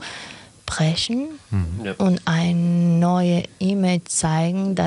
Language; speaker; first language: German; non-native, learner; Persian